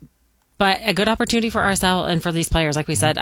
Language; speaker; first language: English; native; English